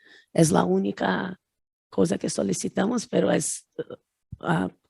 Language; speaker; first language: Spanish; non-native, learner; Portuguese